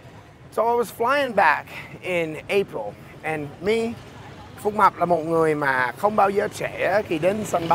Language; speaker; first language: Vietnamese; non-native, learner; English